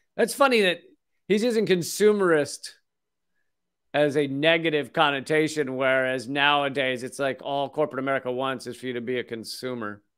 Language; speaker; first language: English; native; English